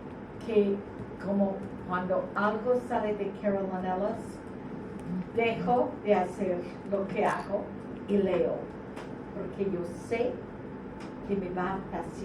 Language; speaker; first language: Spanish; non-native, fluent; English